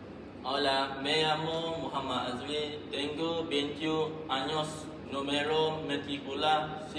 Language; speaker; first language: Spanish; non-native, learner; Malay